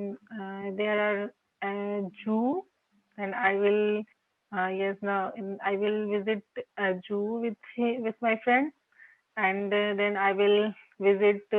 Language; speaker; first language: English; non-native, local second language; Hindi